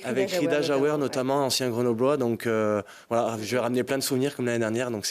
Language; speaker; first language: French; native; French